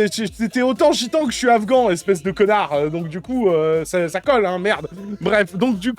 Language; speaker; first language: French; native; French